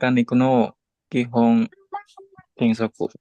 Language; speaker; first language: Japanese; non-native, learner; Indonesian